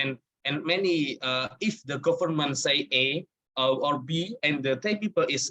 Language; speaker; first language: English; non-native, learner; Indonesian